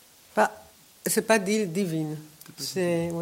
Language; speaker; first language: French; non-native, fluent; Hebrew